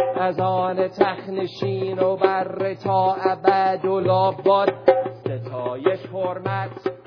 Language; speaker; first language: Persian; non-native, fluent; English